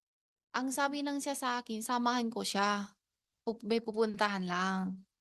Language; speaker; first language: Filipino; non-native, learner; Chinese